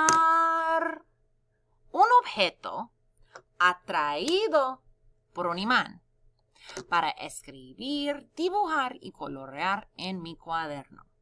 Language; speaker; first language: Spanish; non-native, fluent; English